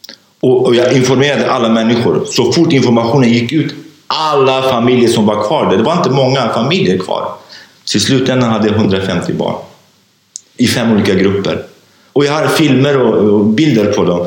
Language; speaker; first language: Swedish; non-native, fluent; Kurdish